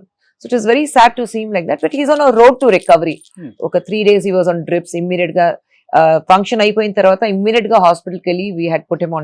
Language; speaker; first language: Telugu; non-native, fluent; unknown